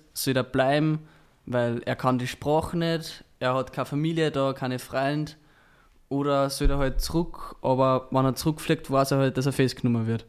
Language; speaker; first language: German; native; German